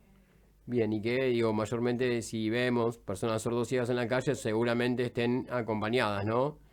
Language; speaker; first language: Spanish; native; Spanish